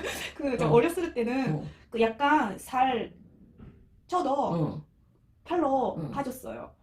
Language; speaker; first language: Korean; non-native, learner; Japanese